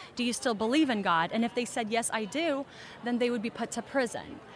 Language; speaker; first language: English; early bilingual, other home language; Russian